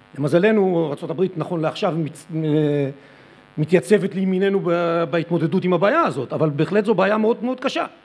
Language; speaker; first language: Hebrew; native; Hebrew